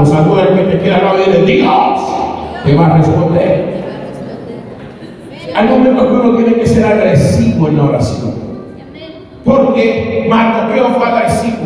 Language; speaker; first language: Spanish; native; Spanish